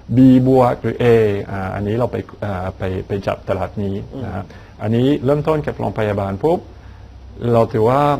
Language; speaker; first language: Thai; non-native, fluent; French